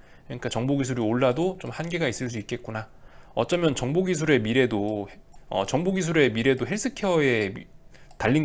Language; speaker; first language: Korean; native; Korean